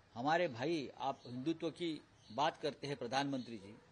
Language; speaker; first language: Hindi; non-native, local second language; Marathi